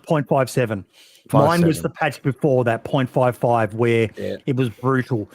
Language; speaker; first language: English; native; English